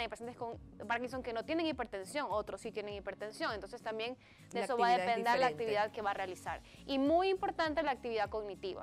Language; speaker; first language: Spanish; native; Spanish